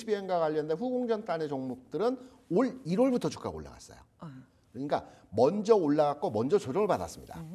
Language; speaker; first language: Korean; native; Korean